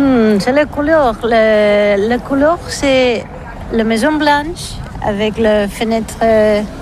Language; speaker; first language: French; non-native, learner; Catalan